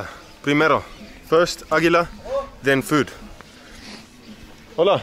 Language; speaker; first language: Spanish; non-native, learner; English